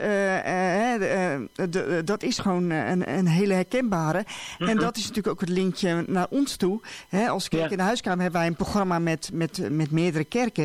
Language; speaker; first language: Dutch; native; Dutch